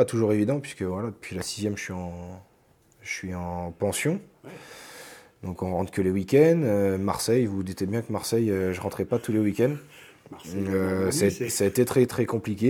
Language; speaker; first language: French; native; French